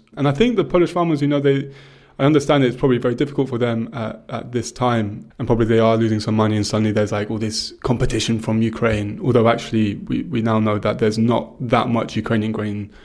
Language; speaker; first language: English; native; English